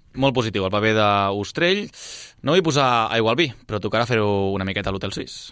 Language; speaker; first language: Catalan; native; Catalan